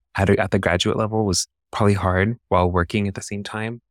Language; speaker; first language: English; native; English